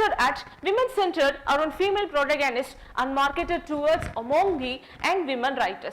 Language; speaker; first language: English; non-native, local second language; Tamil